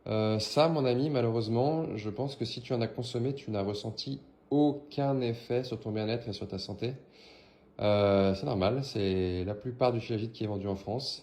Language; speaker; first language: French; native; French